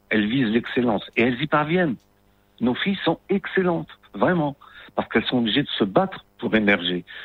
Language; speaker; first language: French; non-native, local second language; Arabic